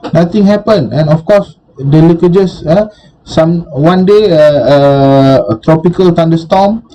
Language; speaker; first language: English; non-native, local second language; Malay